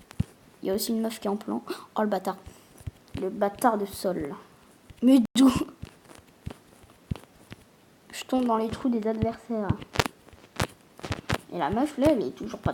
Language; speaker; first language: French; native; French